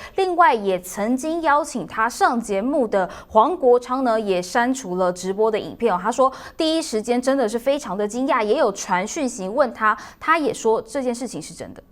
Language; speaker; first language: Chinese; native; Chinese